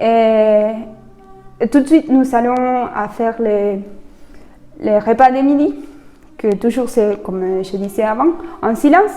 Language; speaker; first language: French; non-native, fluent; Spanish